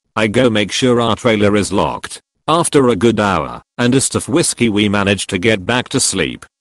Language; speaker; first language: English; early bilingual, other home language; Serbian